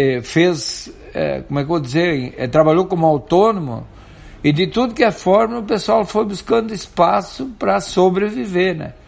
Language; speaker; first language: Portuguese; non-native, local second language; German